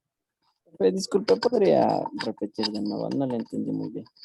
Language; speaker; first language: Spanish; native; Spanish